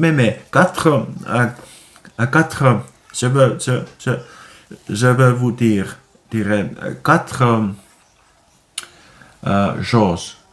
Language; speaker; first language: French; non-native, learner; Finnish